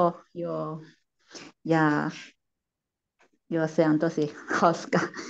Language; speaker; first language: Finnish; non-native, learner; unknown